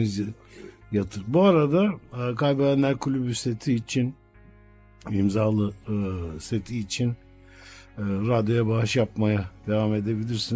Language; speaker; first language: Turkish; native; Turkish